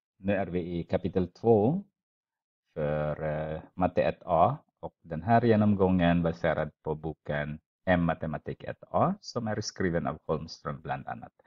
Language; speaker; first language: Swedish; non-native, fluent; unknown